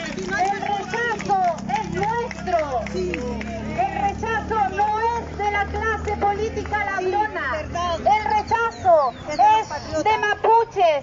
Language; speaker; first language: Spanish; native; Spanish